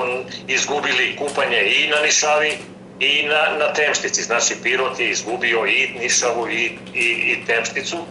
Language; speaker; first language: Serbian; native; Serbian